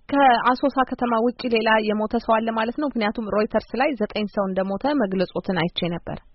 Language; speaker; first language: Amharic; native; Amharic